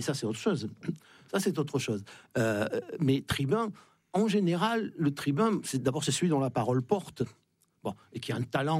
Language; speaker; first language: French; native; French